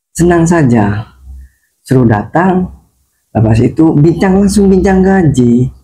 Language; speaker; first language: Indonesian; native; Indonesian